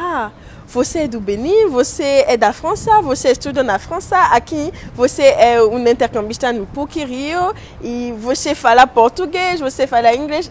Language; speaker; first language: Portuguese; non-native, learner; French